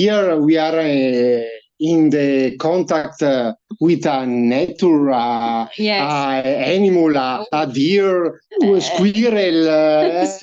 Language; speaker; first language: English; non-native, learner; Italian